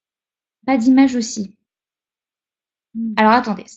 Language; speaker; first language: French; native; French